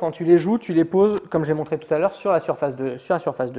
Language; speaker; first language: French; native; French